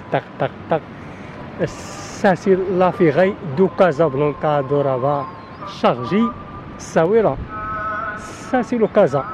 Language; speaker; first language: French; non-native, learner; Arabic